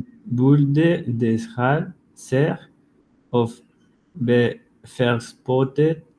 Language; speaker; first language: German; non-native, learner; Spanish